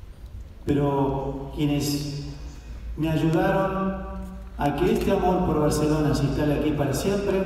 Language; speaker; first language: Spanish; native; Spanish